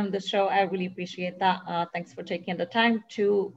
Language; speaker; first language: English; non-native, fluent; Arabic